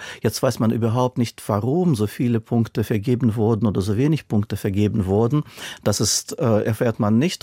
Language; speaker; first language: German; non-native, fluent; Russian